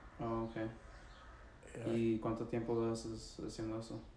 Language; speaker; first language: Spanish; early bilingual, heritage; Spanish